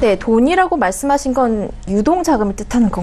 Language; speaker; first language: Korean; native; Korean